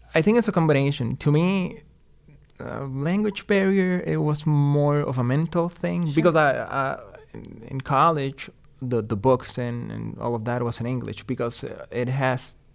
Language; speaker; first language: English; non-native, fluent; Spanish